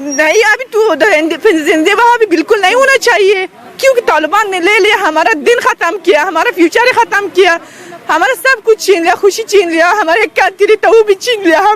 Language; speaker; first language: Hindi; non-native, learner; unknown